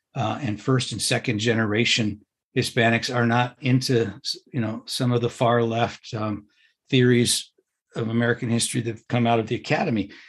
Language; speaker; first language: English; native; English